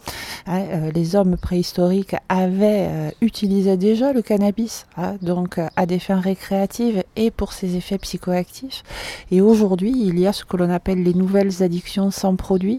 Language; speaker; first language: French; native; French